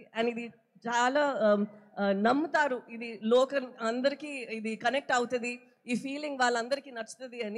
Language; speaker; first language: Telugu; non-native, local second language; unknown